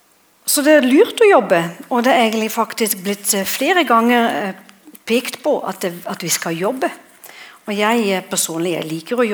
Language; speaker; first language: Norwegian; non-native, fluent; English